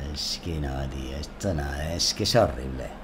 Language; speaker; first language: Spanish; native; Spanish